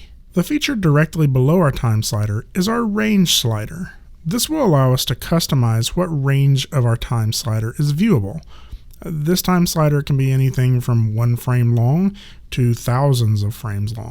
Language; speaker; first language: English; native; English